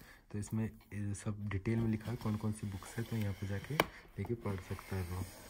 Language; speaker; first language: Russian; non-native, learner; Hindi